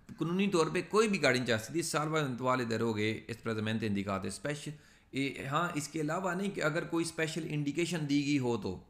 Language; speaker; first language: Urdu; non-native, local second language; Punjabi